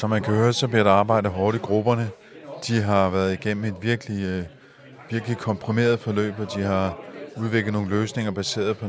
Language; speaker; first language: Danish; native; Danish